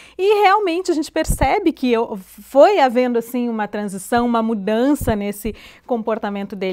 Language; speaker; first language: Portuguese; native; Portuguese